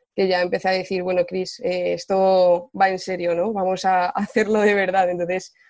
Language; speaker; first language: Spanish; native; Spanish